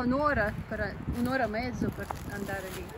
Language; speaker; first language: Italian; non-native, learner; Russian